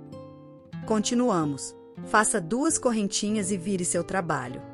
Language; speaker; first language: Portuguese; native; Portuguese